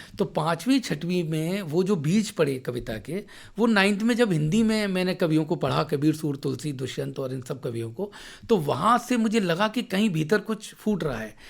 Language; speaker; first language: Hindi; native; Hindi